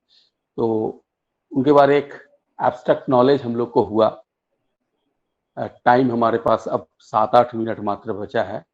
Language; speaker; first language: Hindi; native; Hindi